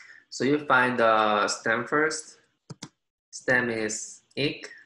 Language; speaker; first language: English; non-native, fluent; Korean